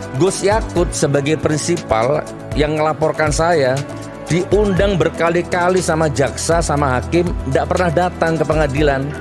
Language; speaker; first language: Indonesian; non-native, local second language; Madurese